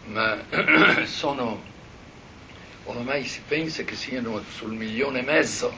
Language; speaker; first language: Italian; native; Italian